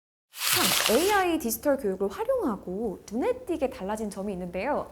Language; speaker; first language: Korean; native; Korean